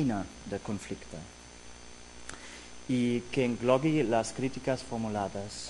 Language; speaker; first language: Catalan; non-native, fluent; German